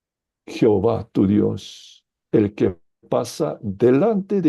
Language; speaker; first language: Spanish; non-native, fluent; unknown